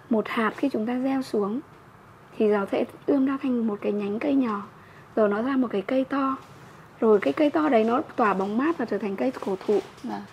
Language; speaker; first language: Vietnamese; native; Vietnamese